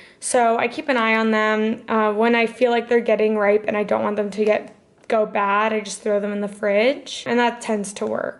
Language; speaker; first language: English; native; English